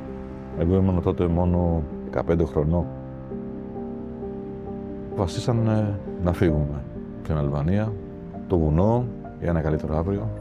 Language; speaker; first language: Greek; non-native, fluent; Albanian